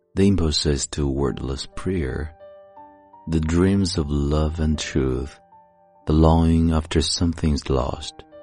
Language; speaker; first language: English; non-native, fluent; Chinese